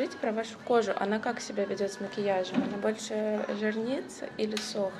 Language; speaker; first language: Russian; native; Russian